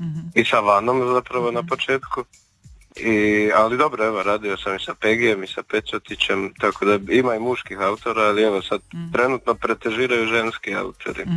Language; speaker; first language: Serbian; native; Serbian